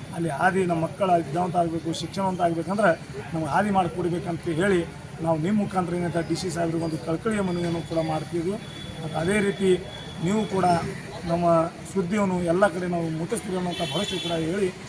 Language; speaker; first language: Kannada; non-native, local second language; Lambadi